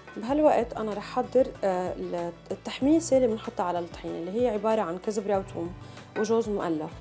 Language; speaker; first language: Arabic; native; Arabic